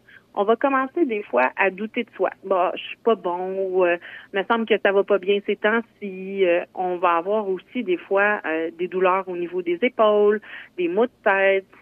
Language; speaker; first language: French; native; French